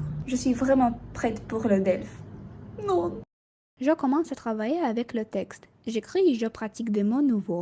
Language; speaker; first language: French; non-native, learner; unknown